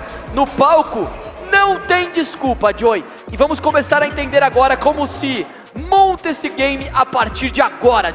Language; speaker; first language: Portuguese; native; Portuguese